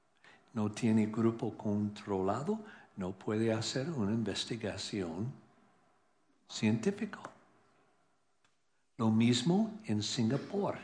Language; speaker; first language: Spanish; non-native, learner; English